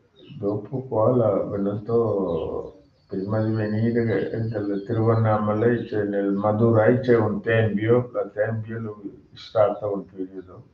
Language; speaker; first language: Italian; non-native, fluent; Tamil